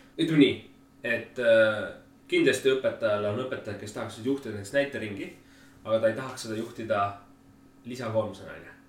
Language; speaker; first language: Estonian; native; Estonian